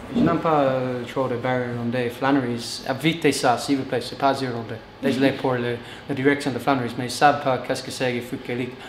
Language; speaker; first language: French; non-native, learner; English